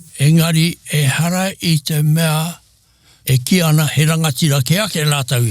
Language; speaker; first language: Māori; native; Māori